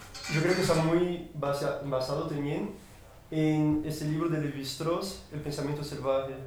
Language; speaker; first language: Spanish; non-native, fluent; Portuguese